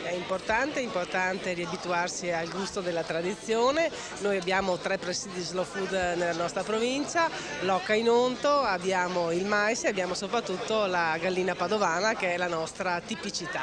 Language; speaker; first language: Italian; native; Italian